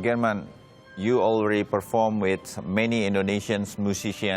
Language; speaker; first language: English; non-native, learner; Indonesian